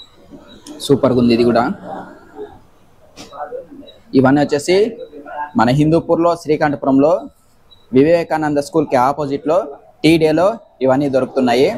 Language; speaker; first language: Telugu; native; Telugu